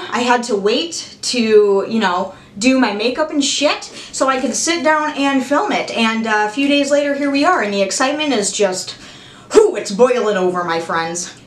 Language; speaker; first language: English; native; English